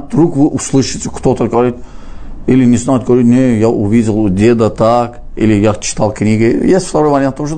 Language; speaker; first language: Russian; non-native, fluent; Azerbaijani